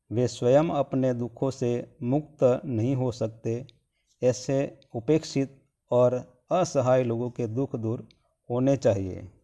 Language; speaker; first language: Hindi; non-native, local second language; Gujarati